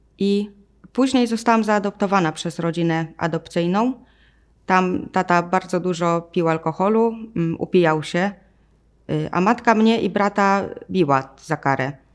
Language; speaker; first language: Polish; native; Polish